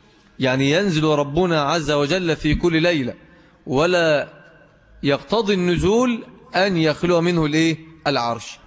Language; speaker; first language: Arabic; native; Arabic